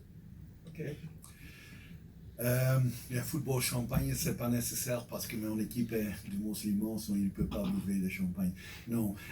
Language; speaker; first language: French; non-native, fluent; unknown